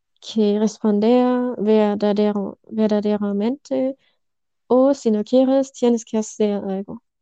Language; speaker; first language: Spanish; non-native, learner; German